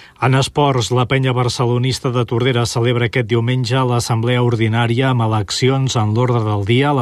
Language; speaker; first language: Catalan; native; Catalan